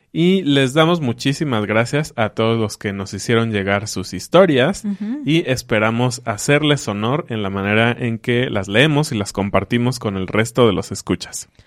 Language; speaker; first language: Spanish; native; Spanish